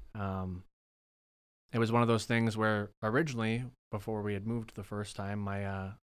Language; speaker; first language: English; native; English